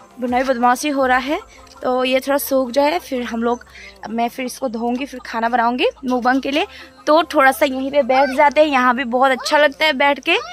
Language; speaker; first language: Hindi; non-native, local second language; Nepali